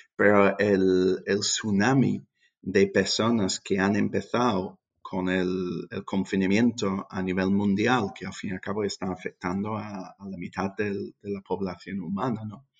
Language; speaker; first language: Spanish; non-native, fluent; English